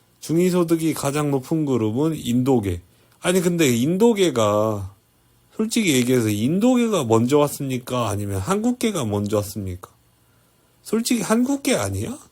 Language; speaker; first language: Korean; native; Korean